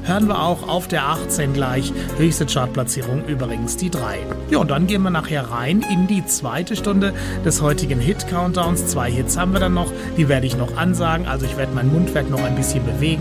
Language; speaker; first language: German; native; German